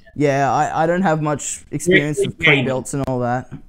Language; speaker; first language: English; native; English